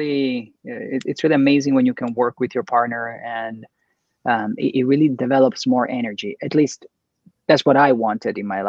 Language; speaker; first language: English; non-native, fluent; Italian